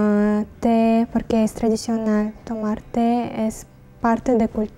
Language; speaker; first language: Spanish; non-native, learner; Russian